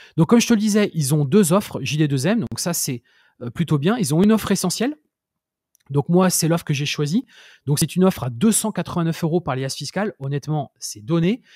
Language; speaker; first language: French; native; French